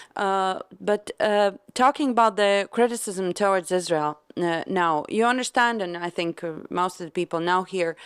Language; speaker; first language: English; non-native, fluent; Latvian